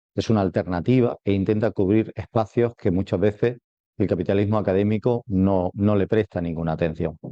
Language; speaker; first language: Spanish; native; Spanish